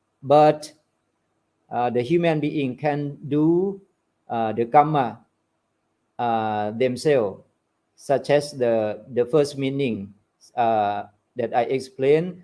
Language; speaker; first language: English; non-native, fluent; Thai